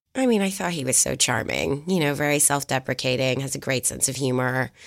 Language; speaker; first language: English; native; English